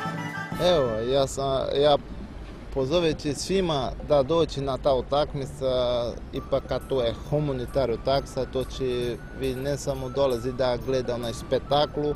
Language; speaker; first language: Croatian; non-native, learner; Portuguese